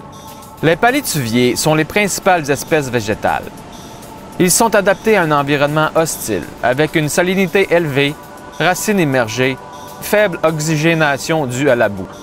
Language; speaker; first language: French; native; French